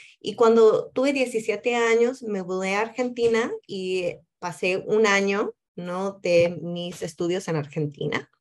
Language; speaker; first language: Spanish; early bilingual, heritage; Spanish